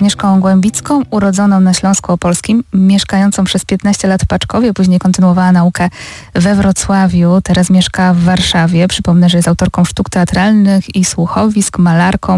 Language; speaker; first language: Polish; native; Polish